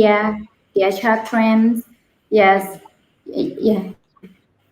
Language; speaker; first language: English; non-native, learner; Khmer